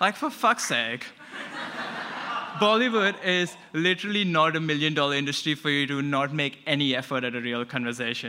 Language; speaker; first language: English; non-native, local second language; Konkani